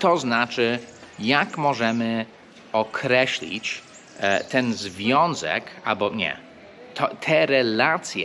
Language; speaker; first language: Polish; non-native, fluent; English